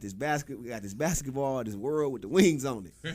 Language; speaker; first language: English; native; English